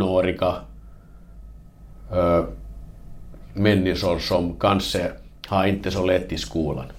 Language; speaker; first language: Swedish; non-native, learner; Finnish